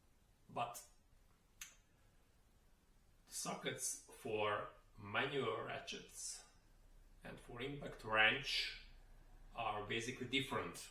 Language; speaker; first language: English; non-native, fluent; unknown